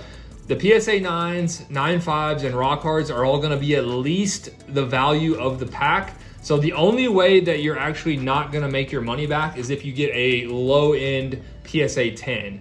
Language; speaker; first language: English; native; English